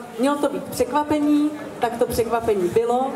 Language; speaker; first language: Czech; native; Czech